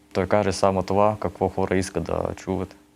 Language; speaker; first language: Bulgarian; early bilingual, heritage; Russian